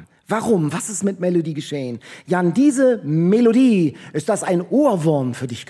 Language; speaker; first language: German; native; German